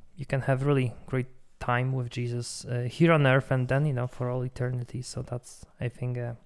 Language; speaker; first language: English; non-native, fluent; Polish